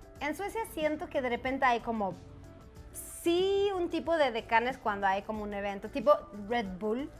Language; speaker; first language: Spanish; non-native, fluent; Swedish